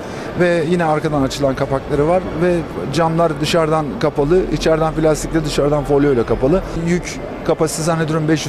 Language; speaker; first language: Turkish; native; Turkish